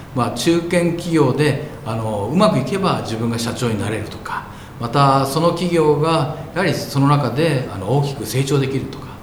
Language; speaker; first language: Japanese; native; Japanese